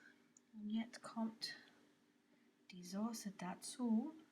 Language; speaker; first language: German; non-native, fluent; English